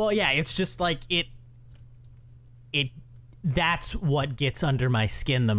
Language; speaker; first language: English; native; English